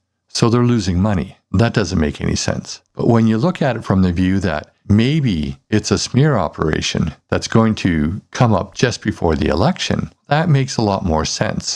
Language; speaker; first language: English; native; English